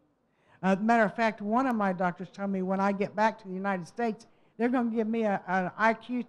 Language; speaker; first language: English; native; English